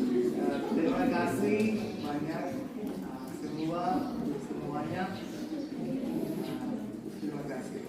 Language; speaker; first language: Indonesian; non-native, learner; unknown